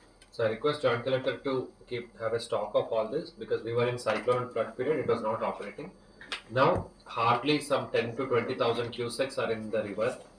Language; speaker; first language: English; non-native, local second language; Telugu